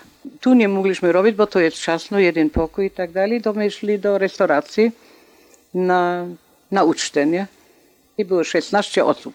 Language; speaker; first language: Polish; non-native, local second language; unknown